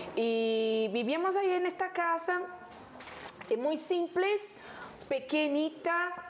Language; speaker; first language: Spanish; non-native, fluent; Portuguese